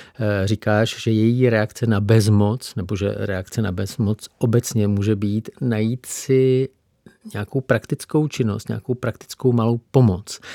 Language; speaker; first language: Czech; native; Czech